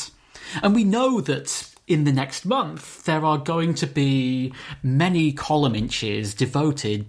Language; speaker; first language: English; native; English